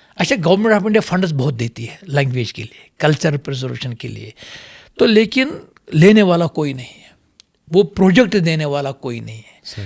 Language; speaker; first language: Urdu; non-native, local second language; Kashmiri